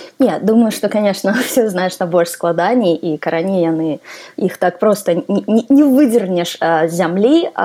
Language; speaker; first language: Belarusian; non-native, local second language; Russian